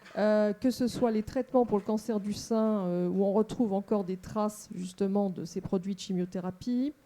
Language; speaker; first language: French; native; French